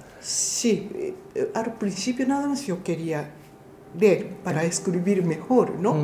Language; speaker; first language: Spanish; non-native, fluent; Japanese